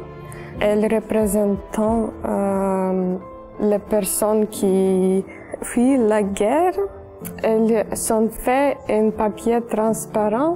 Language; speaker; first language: French; non-native, learner; Ukrainian